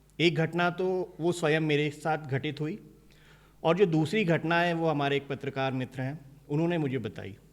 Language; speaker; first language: Hindi; native; Hindi